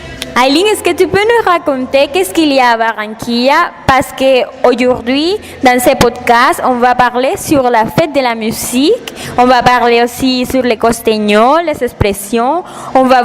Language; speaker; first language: French; non-native, learner; Spanish